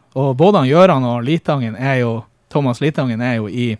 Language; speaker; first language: Norwegian; native; Norwegian